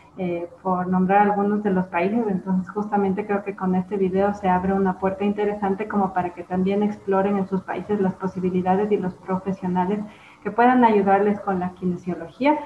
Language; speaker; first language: Spanish; native; Spanish